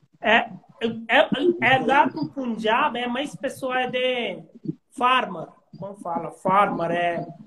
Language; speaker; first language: Portuguese; non-native, learner; Hindi